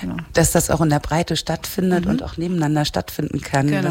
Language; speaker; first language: German; native; German